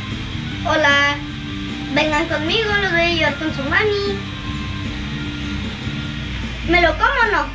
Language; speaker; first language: Spanish; native; Spanish